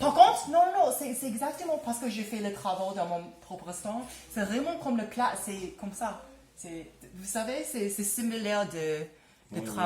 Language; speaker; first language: French; non-native, learner; English